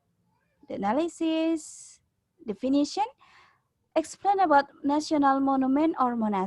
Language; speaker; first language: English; non-native, learner; Indonesian